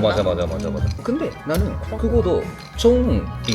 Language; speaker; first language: Korean; non-native, learner; Japanese